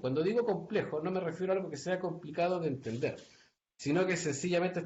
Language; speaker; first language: Spanish; native; Spanish